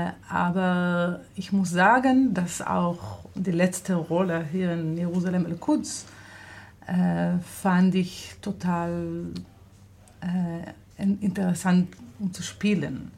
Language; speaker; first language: German; non-native, fluent; Hebrew